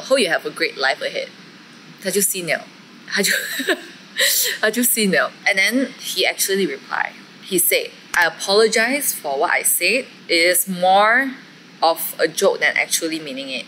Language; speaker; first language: English; non-native, local second language; Chinese